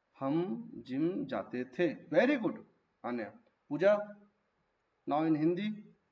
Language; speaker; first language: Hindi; native; Hindi